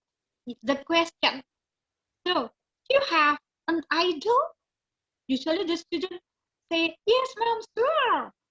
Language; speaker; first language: English; non-native, learner; Indonesian